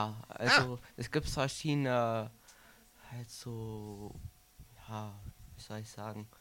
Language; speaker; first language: German; native; German